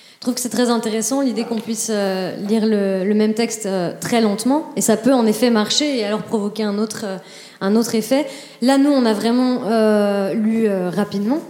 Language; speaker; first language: French; native; French